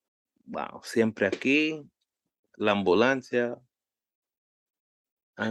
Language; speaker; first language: Spanish; early bilingual, heritage; Spanish